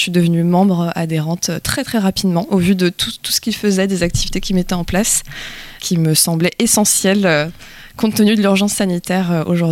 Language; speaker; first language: French; native; French